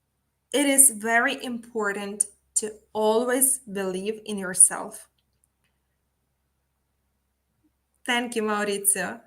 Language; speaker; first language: English; non-native, fluent; Ukrainian